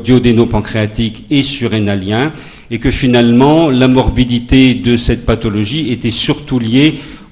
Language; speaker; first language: French; native; French